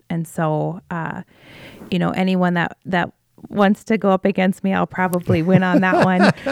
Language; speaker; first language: English; native; English